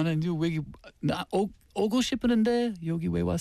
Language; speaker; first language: Korean; non-native, learner; English